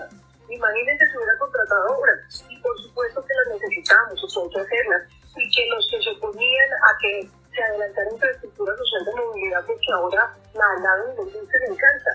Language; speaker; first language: Spanish; native; Spanish